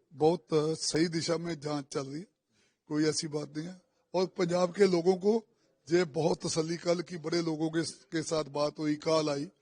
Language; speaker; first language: Hindi; non-native, local second language; Punjabi